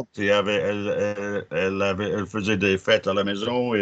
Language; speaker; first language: French; non-native, fluent; English